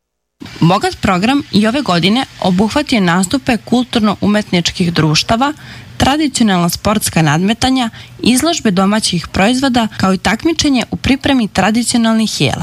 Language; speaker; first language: Serbian; native; Serbian